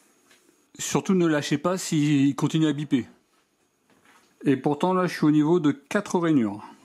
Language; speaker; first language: French; native; French